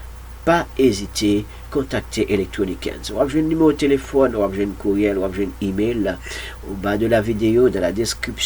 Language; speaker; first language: French; non-native, local second language; Haitian Creole